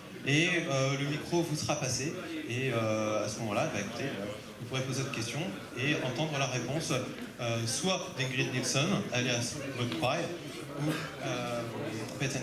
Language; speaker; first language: French; native; French